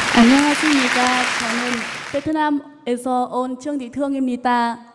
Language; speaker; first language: Korean; non-native, learner; Vietnamese